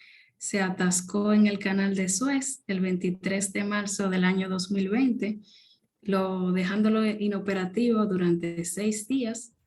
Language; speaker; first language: Spanish; native; Spanish